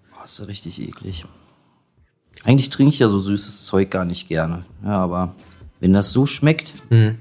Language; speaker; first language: German; native; German